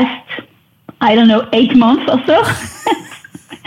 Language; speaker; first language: English; non-native, fluent; French